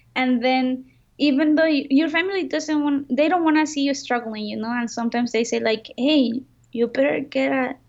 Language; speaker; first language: English; non-native, fluent; Spanish